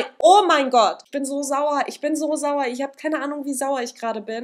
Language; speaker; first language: German; native; German